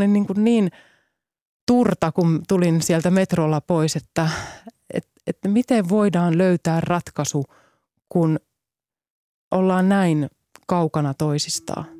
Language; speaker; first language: Finnish; native; Finnish